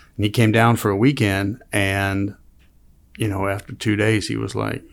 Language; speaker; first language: English; non-native, fluent; Danish